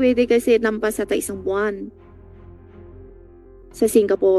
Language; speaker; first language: Filipino; non-native, learner; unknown